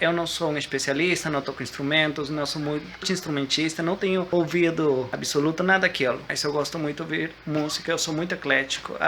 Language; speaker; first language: Portuguese; early bilingual, other home language; Spanish